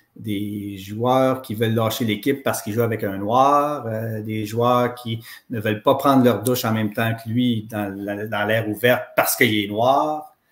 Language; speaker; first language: French; native; French